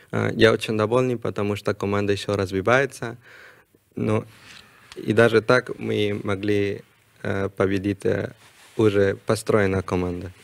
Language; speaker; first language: Russian; non-native, learner; Spanish